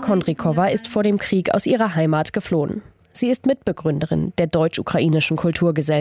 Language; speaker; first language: German; native; German